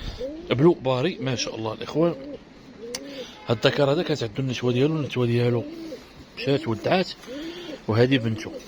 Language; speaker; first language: Arabic; native; Arabic